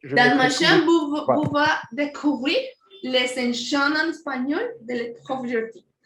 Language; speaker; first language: French; non-native, fluent; Spanish